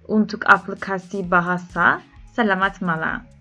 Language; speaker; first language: Indonesian; non-native, learner; Turkish